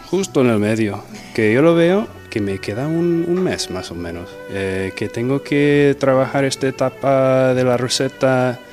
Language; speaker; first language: Spanish; early bilingual, heritage; English